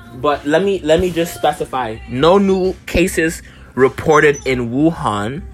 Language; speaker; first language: English; native; English